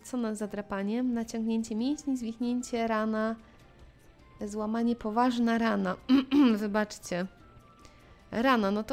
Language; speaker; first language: Polish; native; Polish